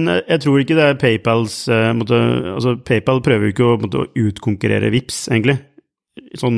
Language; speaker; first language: Norwegian; native; Norwegian